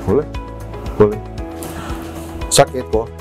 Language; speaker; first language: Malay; non-native, local second language; Javanese